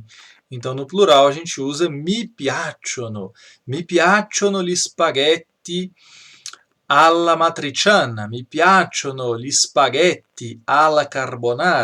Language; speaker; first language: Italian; non-native, fluent; Portuguese